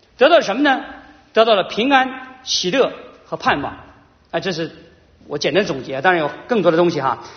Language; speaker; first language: Chinese; native; Chinese